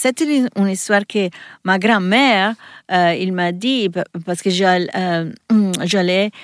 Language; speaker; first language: French; non-native, learner; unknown